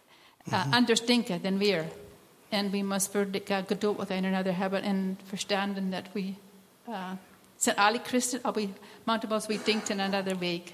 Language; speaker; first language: German; non-native, learner; English